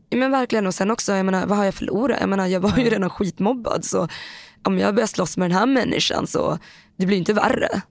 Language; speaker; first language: Swedish; native; Swedish